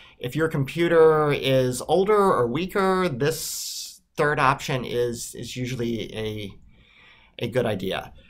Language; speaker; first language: English; native; English